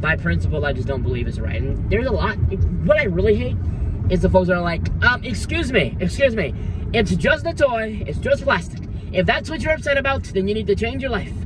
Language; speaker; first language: English; native; English